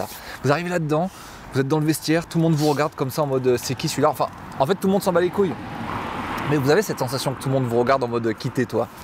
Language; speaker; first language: French; native; French